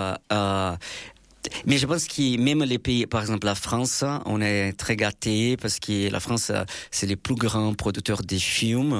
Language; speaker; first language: French; non-native, fluent; Portuguese